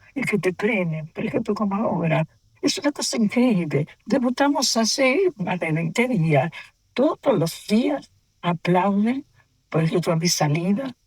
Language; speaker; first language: Spanish; native; Spanish